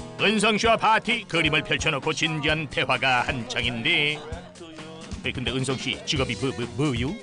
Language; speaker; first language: Korean; native; Korean